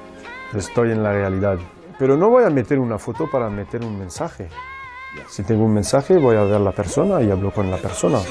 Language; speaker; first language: Spanish; non-native, fluent; French